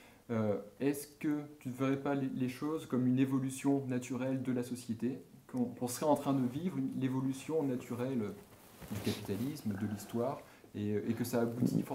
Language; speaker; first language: French; native; French